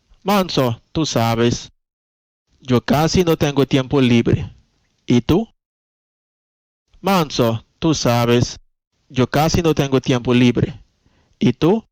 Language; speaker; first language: Spanish; non-native, fluent; Haitian Creole